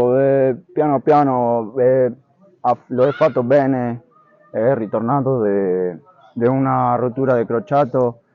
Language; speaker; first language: Italian; non-native, learner; Spanish